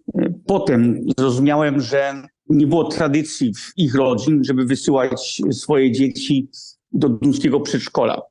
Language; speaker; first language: Polish; early bilingual, heritage; Polish